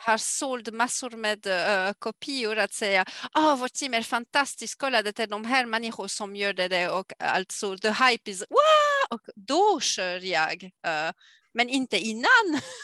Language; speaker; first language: Swedish; non-native, fluent; French